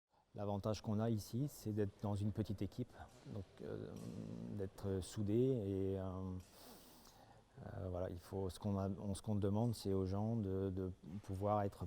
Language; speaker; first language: French; native; French